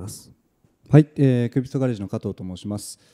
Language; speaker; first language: Japanese; native; Japanese